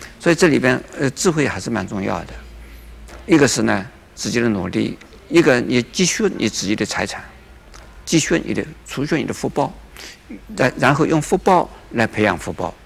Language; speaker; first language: Chinese; native; Chinese